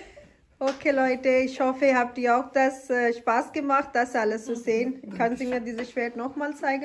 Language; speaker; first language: German; non-native, learner; Urdu